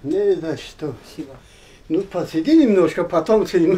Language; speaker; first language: Russian; non-native, learner; Tajik